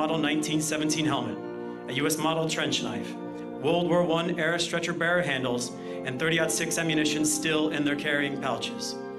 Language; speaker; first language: English; native; English